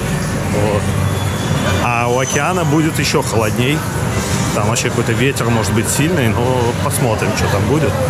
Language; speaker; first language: Russian; native; Russian